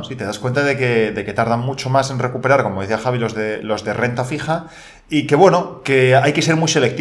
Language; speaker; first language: Spanish; native; Spanish